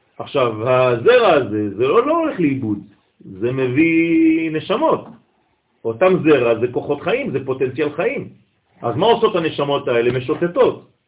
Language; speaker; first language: Hebrew; non-native, fluent; French